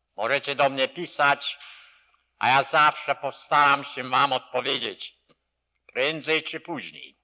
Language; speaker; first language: Polish; early bilingual, heritage; Polish